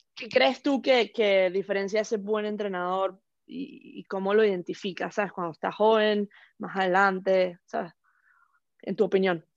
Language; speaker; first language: Spanish; native; Spanish